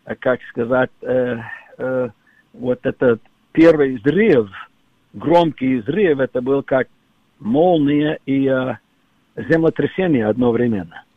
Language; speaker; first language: Russian; non-native, fluent; English